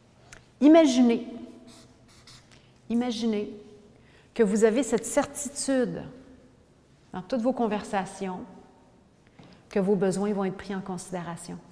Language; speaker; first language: French; native; French